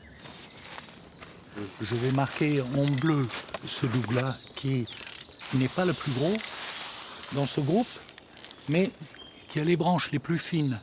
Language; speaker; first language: French; native; French